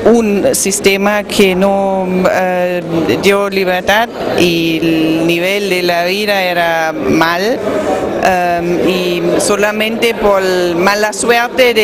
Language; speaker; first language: Spanish; non-native, fluent; German